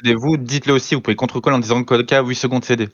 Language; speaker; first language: French; native; French